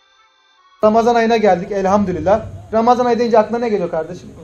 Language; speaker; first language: Turkish; native; Turkish